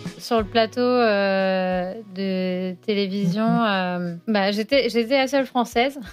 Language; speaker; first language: French; native; French